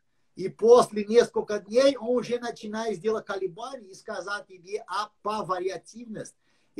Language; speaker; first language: Russian; non-native, learner; English